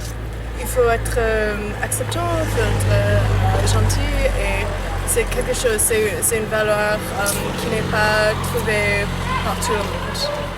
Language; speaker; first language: French; early bilingual, heritage; Chinese